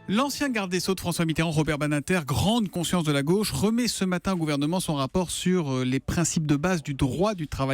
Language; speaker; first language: French; native; French